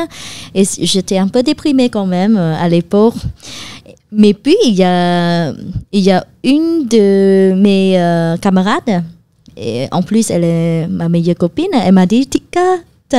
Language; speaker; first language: French; non-native, fluent; Khmer